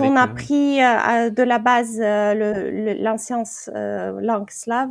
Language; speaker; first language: French; non-native, fluent; Ukrainian